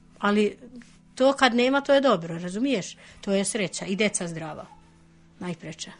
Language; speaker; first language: Serbian; non-native, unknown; Albanian